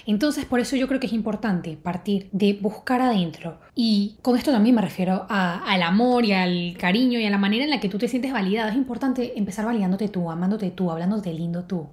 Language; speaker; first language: Spanish; native; Spanish